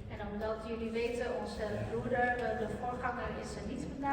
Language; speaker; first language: Dutch; non-native, fluent; Indonesian